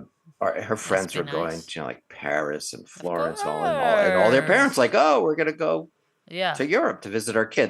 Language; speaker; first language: English; native; English